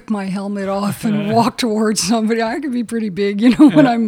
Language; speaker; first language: English; native; English